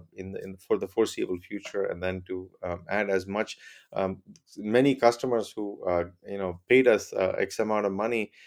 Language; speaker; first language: English; non-native, local second language; Tamil